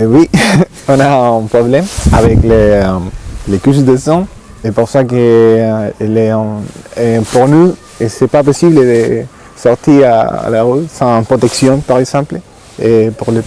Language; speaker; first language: French; non-native, learner; Spanish